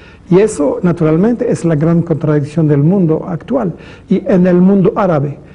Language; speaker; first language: Spanish; non-native, fluent; French